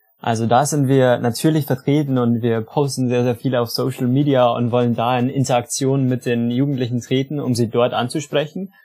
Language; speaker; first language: German; native; German